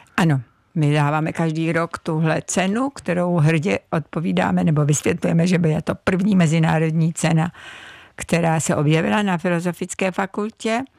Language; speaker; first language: Czech; native; Czech